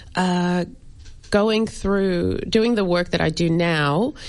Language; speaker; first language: English; native; English